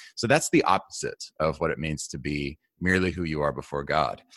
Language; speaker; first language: English; native; English